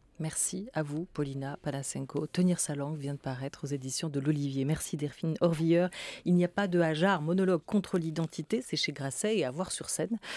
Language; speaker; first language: French; native; French